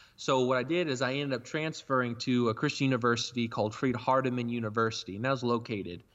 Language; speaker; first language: English; native; English